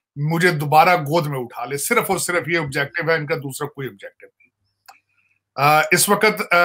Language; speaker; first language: Urdu; non-native, local second language; Punjabi